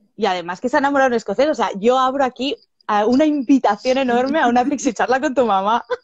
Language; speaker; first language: Spanish; native; Spanish